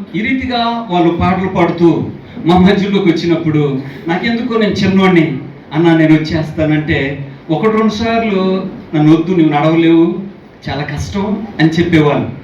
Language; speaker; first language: Telugu; non-native, local second language; Koya